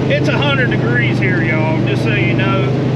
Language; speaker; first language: English; native; English